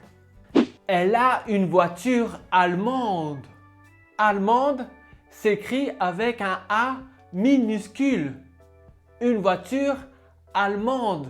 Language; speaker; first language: French; native; French